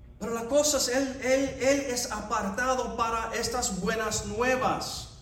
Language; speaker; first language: Spanish; non-native, fluent; English